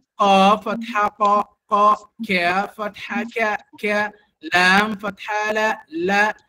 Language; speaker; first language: Swahili; native; Swahili